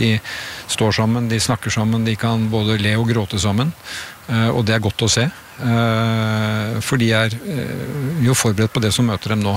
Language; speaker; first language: Norwegian; native; Norwegian